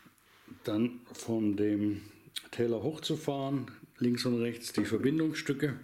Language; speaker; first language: German; native; German